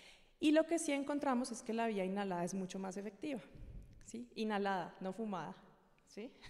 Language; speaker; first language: Spanish; native; Spanish